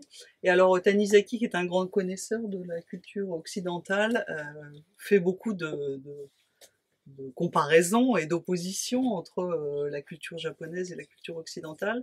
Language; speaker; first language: French; native; French